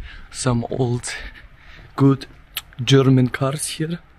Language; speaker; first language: English; non-native, fluent; German